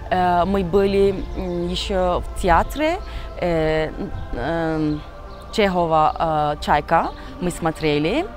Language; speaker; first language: Russian; non-native, learner; Turkish